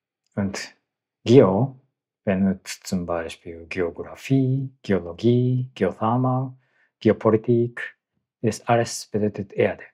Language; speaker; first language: German; non-native, learner; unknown